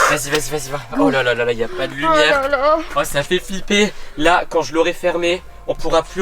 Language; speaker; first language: French; native; French